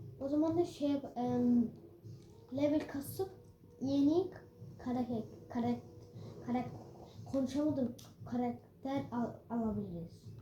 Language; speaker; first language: Turkish; early bilingual, heritage; Turkish